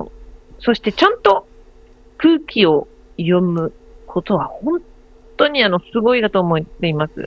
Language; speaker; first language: Japanese; non-native, learner; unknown